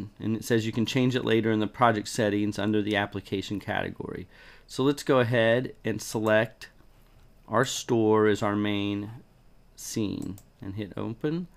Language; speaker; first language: English; native; English